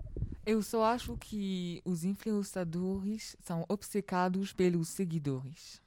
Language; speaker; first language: Portuguese; non-native, learner; French